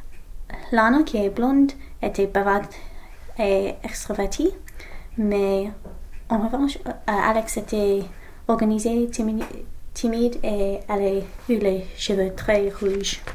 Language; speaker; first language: French; non-native, learner; English